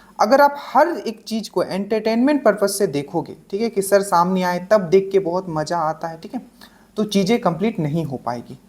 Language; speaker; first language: Hindi; native; Hindi